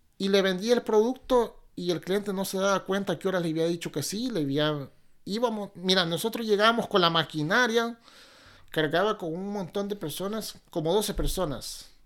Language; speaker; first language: Spanish; native; Spanish